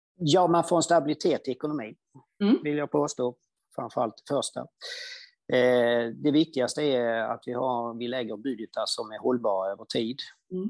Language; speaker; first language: Swedish; native; Swedish